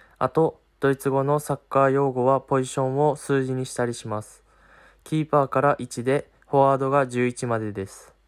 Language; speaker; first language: Japanese; native; Japanese